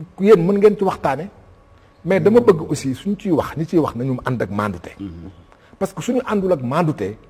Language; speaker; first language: Wolof; non-native, local second language; Fula